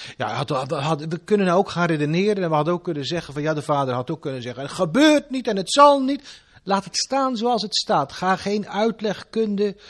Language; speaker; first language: Dutch; native; Dutch